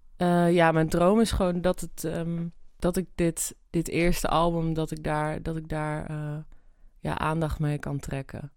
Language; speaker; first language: Dutch; native; Dutch